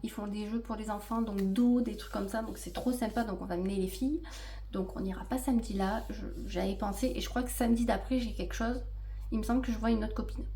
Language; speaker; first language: French; native; French